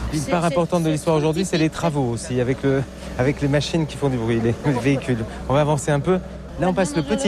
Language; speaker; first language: French; native; French